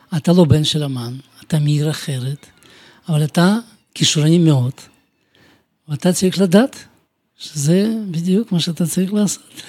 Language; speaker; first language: Hebrew; non-native, fluent; Russian